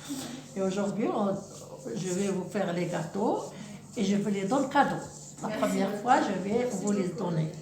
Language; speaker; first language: French; non-native, local second language; Arabic